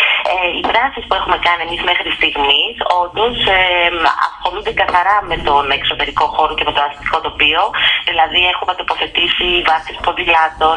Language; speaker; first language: Greek; native; Greek